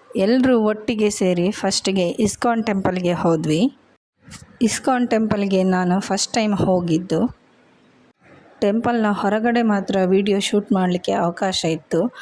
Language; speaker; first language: Kannada; native; Kannada